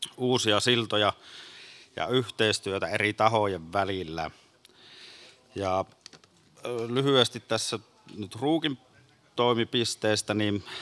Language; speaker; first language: Finnish; native; Finnish